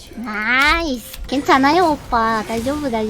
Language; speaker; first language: Korean; non-native, learner; Japanese